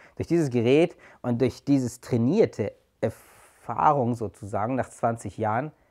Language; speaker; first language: German; non-native, fluent; Persian